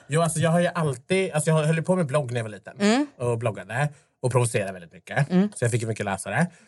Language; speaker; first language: Swedish; early bilingual, other home language; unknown